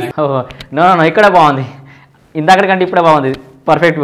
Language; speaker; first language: Telugu; native; Telugu